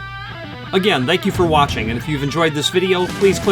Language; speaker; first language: English; native; English